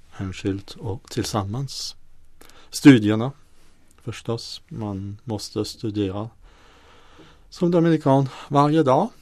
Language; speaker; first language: Swedish; non-native, fluent; French